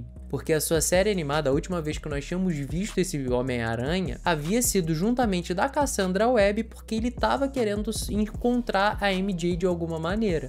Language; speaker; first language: Portuguese; native; Portuguese